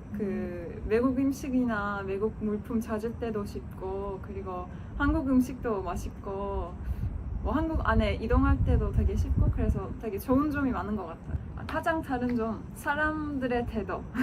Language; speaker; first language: Korean; non-native, fluent; Turkish